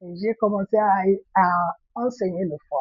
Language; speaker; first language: French; non-native, fluent; Igbo